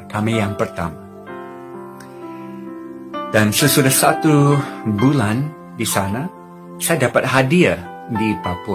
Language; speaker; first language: Indonesian; non-native, fluent; English